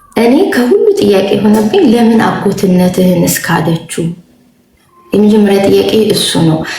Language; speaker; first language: Amharic; native; Amharic